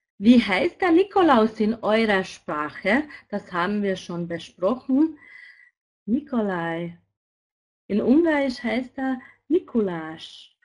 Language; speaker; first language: German; non-native, fluent; Hungarian